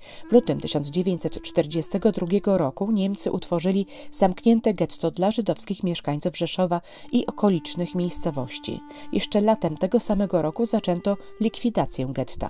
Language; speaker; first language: Polish; native; Polish